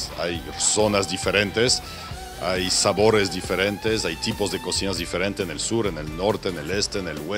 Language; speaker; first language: Spanish; non-native, fluent; French